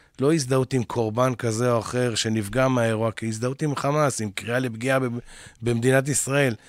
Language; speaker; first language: Hebrew; native; Hebrew